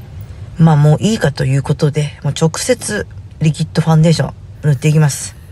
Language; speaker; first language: Japanese; native; Japanese